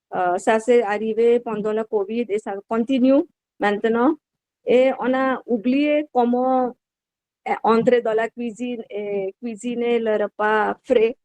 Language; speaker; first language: French; non-native, learner; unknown